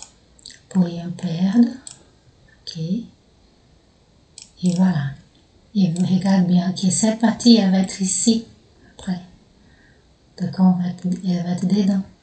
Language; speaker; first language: French; non-native, fluent; Portuguese